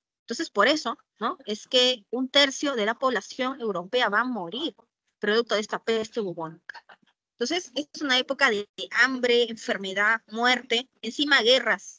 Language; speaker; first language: Spanish; native; Spanish